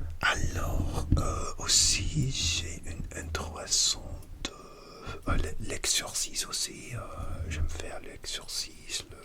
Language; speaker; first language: French; non-native, learner; English